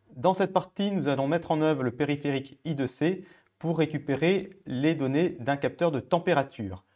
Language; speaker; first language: French; native; French